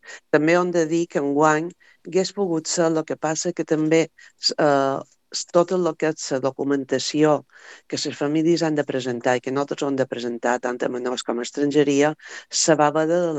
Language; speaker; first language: Catalan; native; Catalan